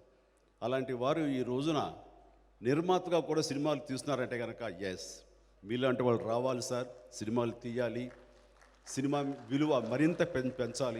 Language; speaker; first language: Telugu; native; Telugu